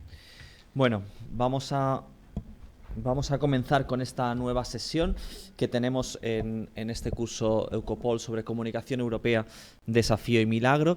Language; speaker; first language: Spanish; native; Spanish